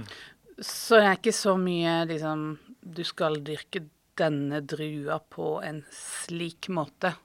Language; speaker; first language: Norwegian; native; Norwegian